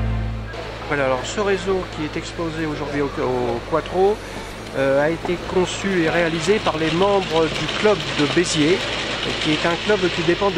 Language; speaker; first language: French; native; French